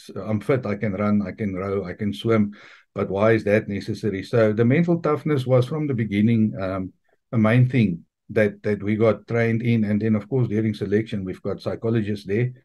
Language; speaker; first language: English; non-native, local second language; Afrikaans